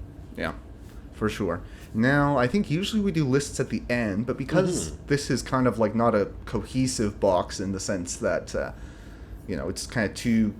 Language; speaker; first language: English; native; English